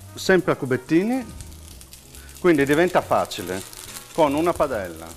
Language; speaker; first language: Italian; native; Italian